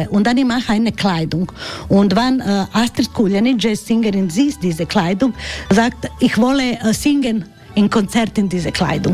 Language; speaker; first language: German; non-native, learner; Croatian